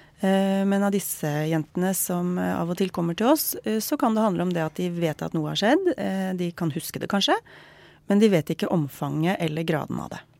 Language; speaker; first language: Norwegian; native; Norwegian